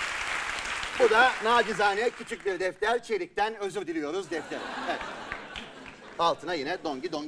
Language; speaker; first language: Turkish; native; Turkish